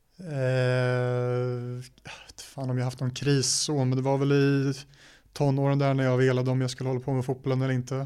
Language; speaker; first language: Swedish; native; Swedish